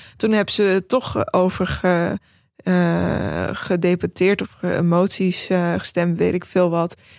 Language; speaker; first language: Dutch; early bilingual, other home language; Persian